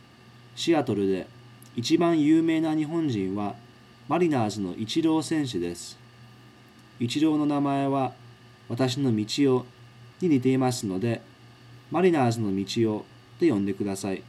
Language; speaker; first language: Japanese; early bilingual, heritage; Japanese